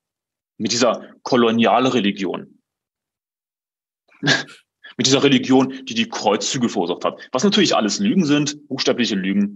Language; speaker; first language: German; native; German